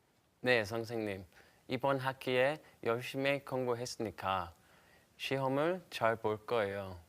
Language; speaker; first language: Korean; non-native, learner; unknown